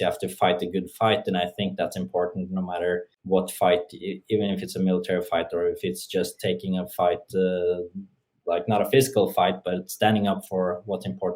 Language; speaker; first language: English; non-native, fluent; Norwegian